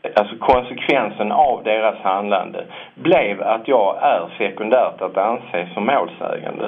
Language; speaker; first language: Swedish; native; Swedish